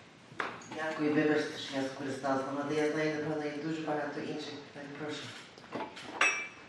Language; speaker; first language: Ukrainian; early bilingual, heritage; Ukrainian